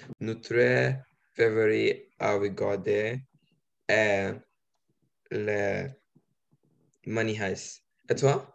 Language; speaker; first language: French; non-native, learner; English